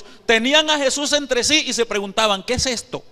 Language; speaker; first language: Spanish; native; Spanish